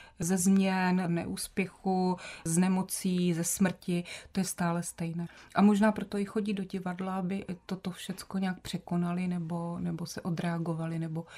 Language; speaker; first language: Czech; native; Czech